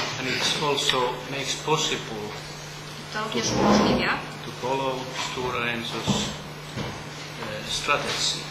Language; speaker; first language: English; non-native, learner; Polish